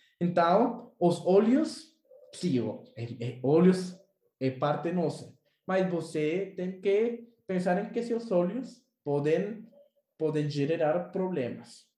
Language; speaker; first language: Portuguese; non-native, learner; Spanish